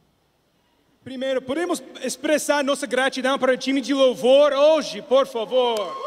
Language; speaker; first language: Portuguese; non-native, learner; English